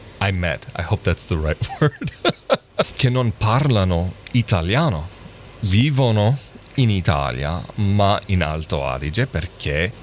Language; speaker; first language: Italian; non-native, learner; English